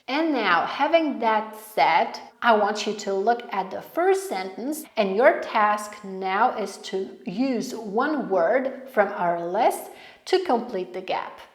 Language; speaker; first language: English; non-native, fluent; Polish